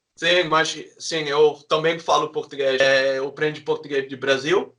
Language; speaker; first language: Portuguese; non-native, learner; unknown